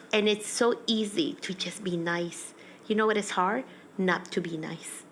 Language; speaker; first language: English; early bilingual, other home language; Spanish